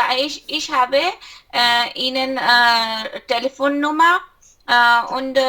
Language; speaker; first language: German; non-native, learner; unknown